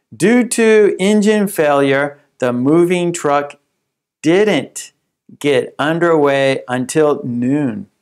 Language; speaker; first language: English; native; English